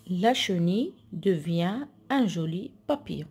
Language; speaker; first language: French; non-native, local second language; Arabic